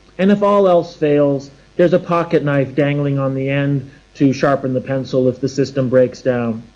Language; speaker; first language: English; native; English